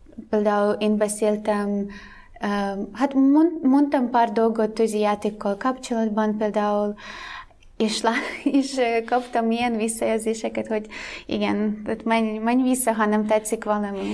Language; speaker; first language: Hungarian; non-native, fluent; Ukrainian